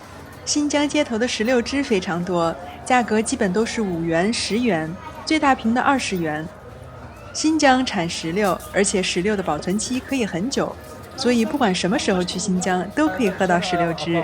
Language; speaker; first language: Chinese; native; Chinese